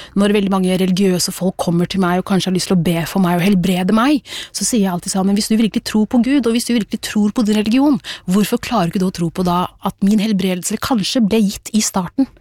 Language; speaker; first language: Norwegian; early bilingual, other home language; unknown